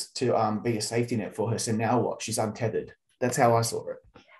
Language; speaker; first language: English; native; English